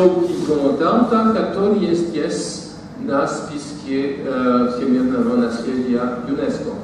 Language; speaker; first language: Russian; non-native, fluent; French